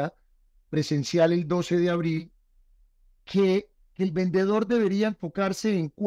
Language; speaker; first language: Spanish; native; Spanish